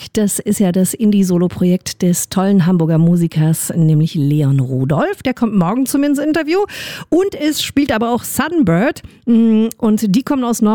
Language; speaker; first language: German; native; German